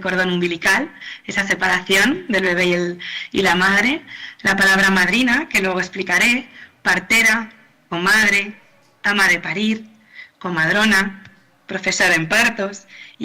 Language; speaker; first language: Spanish; native; Spanish